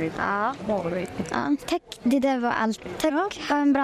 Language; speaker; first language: Swedish; non-native, learner; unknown